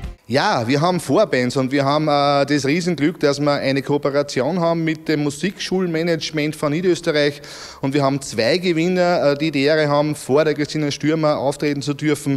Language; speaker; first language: German; native; German